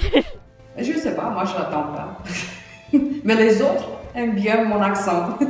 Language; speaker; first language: French; non-native, fluent; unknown